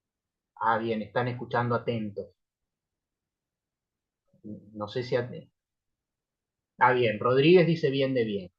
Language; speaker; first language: Spanish; native; Spanish